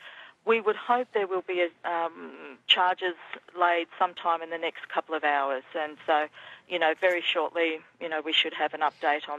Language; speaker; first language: English; native; English